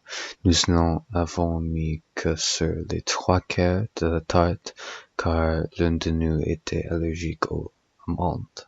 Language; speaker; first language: French; non-native, learner; English